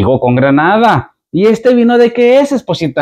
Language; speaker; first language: Spanish; native; Spanish